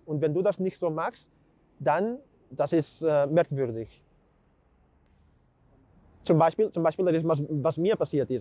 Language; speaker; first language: German; non-native, fluent; Catalan